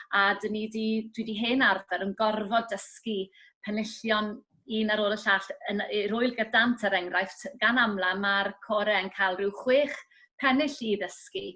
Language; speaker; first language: Welsh; native; Welsh